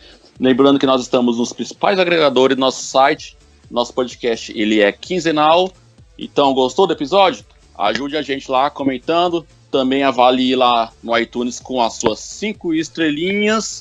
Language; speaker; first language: Portuguese; native; Portuguese